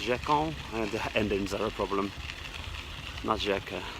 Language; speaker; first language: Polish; non-native, learner; English